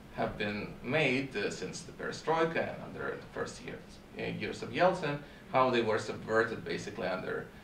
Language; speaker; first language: English; non-native, fluent; Russian